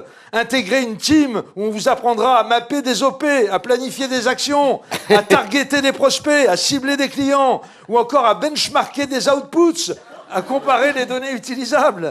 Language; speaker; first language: French; native; French